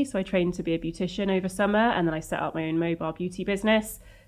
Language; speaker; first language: English; native; English